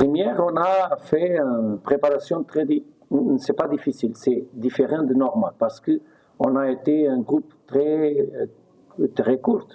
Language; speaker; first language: French; non-native, fluent; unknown